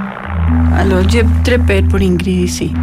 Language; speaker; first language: French; non-native, fluent; Spanish